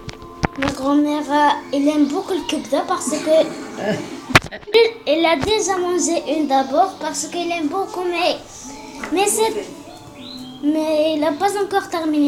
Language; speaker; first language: French; non-native, learner; Arabic